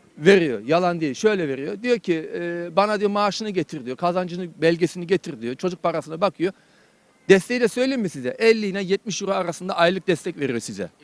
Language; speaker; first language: Turkish; early bilingual, heritage; Turkish